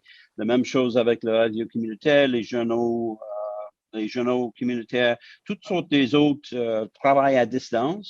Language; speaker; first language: French; non-native, local second language; English